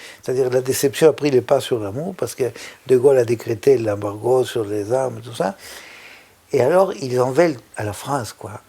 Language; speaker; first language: French; non-native, fluent; Spanish